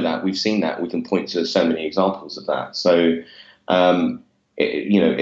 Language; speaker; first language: English; native; English